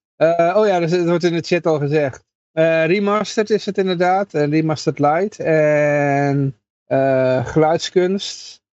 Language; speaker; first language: Dutch; native; Dutch